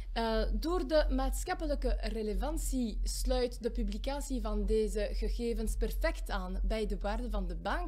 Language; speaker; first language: Dutch; non-native, local second language; French